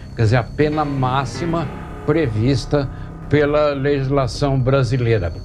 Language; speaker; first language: Portuguese; native; Portuguese